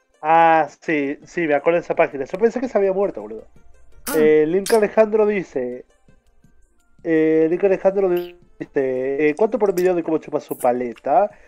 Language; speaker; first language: Spanish; native; Spanish